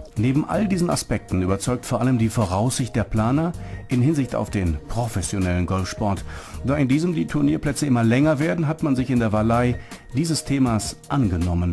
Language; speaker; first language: German; native; German